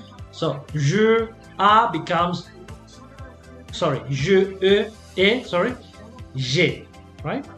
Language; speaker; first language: French; non-native, fluent; Spanish